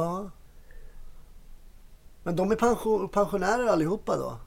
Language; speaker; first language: Swedish; native; Swedish